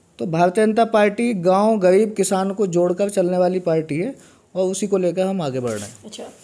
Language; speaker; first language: Hindi; native; Hindi